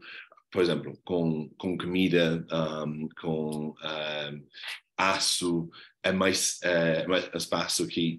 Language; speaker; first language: Portuguese; non-native, fluent; English